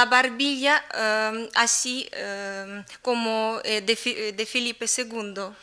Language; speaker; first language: Spanish; non-native, learner; Russian